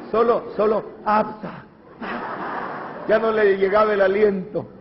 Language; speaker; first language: Spanish; native; Spanish